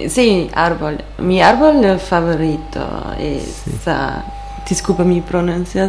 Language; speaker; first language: Spanish; non-native, learner; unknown